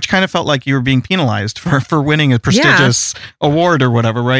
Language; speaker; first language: English; early bilingual, other home language; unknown